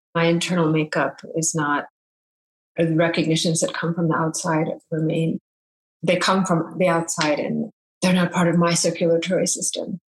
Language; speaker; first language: English; early bilingual, other home language; Bangla